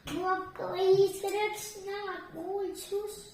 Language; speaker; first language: Danish; early bilingual, other home language; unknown